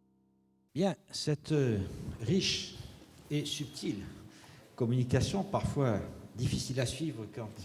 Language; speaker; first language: French; native; French